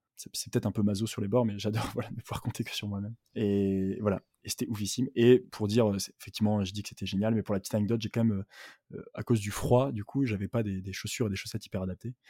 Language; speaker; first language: French; native; French